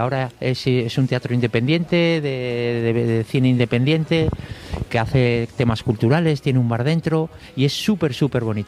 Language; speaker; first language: Spanish; native; Spanish